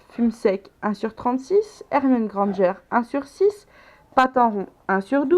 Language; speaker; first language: French; native; French